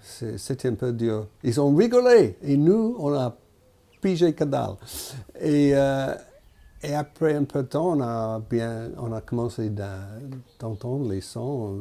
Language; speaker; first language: French; non-native, fluent; English